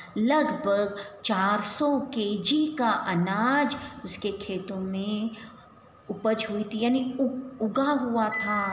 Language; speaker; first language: Hindi; non-native, local second language; Kannada